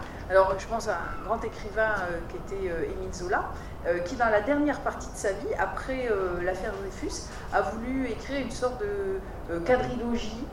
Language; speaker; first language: French; native; French